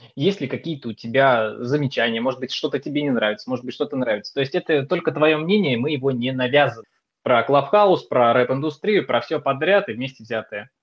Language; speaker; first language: Russian; native; Russian